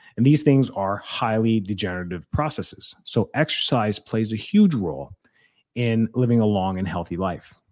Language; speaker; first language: English; native; English